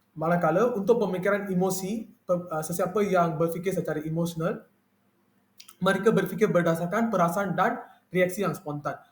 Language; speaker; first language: Malay; non-native, local second language; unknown